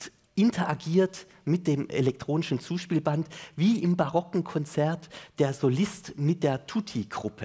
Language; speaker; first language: German; native; German